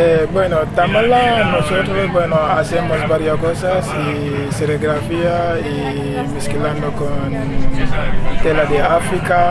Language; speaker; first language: Spanish; non-native, learner; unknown